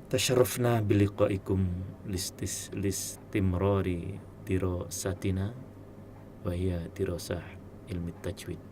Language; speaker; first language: Arabic; non-native, fluent; Indonesian